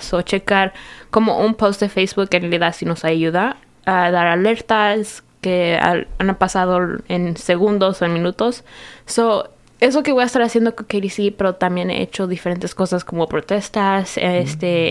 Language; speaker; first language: Spanish; early bilingual, heritage; Spanish